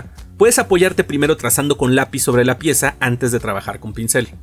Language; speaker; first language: Spanish; native; Spanish